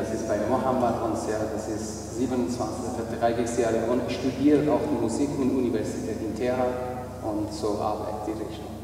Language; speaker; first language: German; non-native, learner; Persian